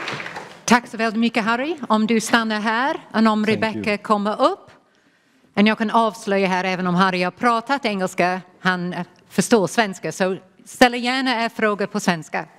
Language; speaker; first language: Swedish; non-native, fluent; English